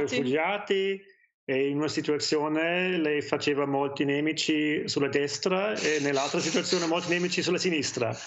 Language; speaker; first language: Italian; non-native, learner; German